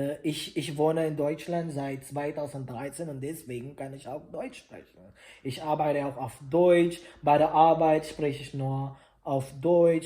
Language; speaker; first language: German; non-native, fluent; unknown